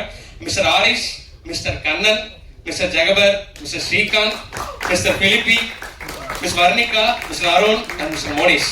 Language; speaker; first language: Tamil; native; Tamil